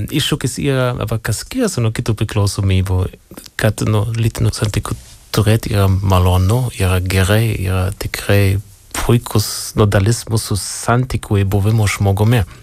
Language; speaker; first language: Lithuanian; non-native, fluent; German